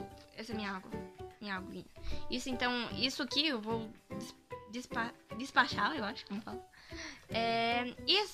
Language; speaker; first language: Portuguese; early bilingual, heritage; Portuguese